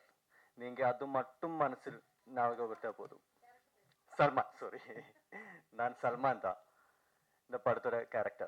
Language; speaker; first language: Tamil; non-native, fluent; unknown